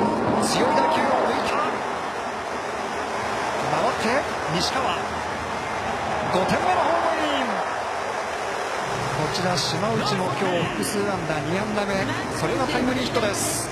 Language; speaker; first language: Japanese; native; Japanese